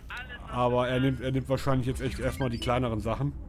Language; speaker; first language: German; native; German